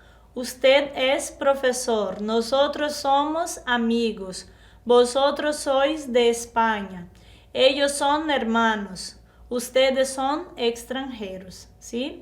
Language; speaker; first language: Spanish; non-native, fluent; Portuguese